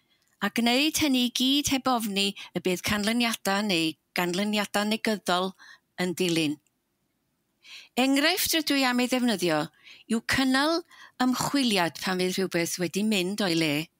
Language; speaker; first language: Welsh; native; Welsh